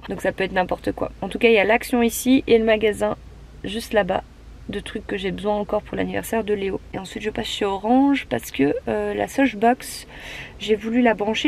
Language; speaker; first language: French; native; French